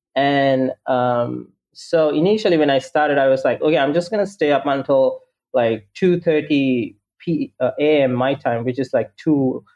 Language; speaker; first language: English; non-native, local second language; Sinhala